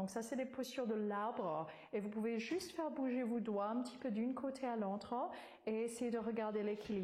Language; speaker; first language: French; non-native, fluent; English